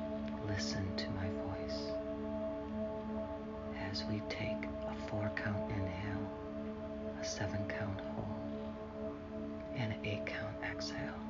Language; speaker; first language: English; native; English